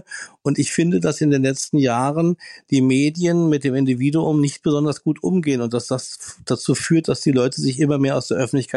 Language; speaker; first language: German; native; German